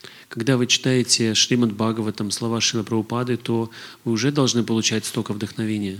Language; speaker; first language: Russian; native; Russian